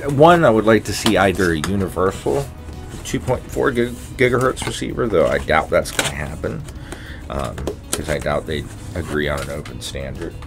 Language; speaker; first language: English; native; English